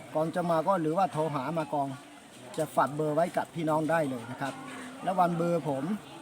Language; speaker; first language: Thai; non-native, local second language; S'gaw Karen